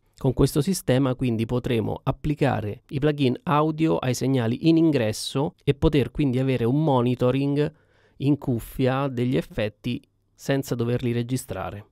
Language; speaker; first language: Italian; native; Italian